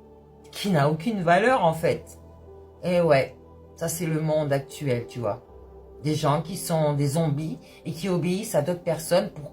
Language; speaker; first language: French; native; French